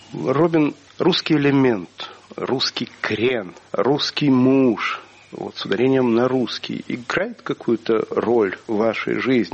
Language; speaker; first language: Russian; native; Russian